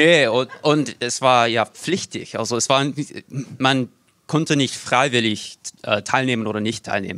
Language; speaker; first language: German; non-native, fluent; English